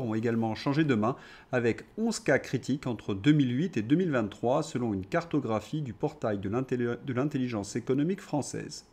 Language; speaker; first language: French; native; French